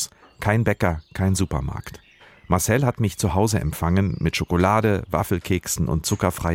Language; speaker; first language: German; native; German